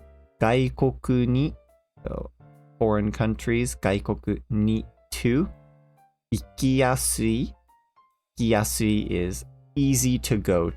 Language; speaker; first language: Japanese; non-native, fluent; English